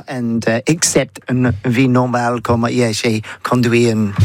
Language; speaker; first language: French; non-native, learner; English